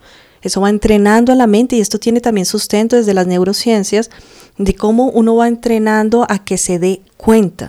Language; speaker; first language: Spanish; native; Spanish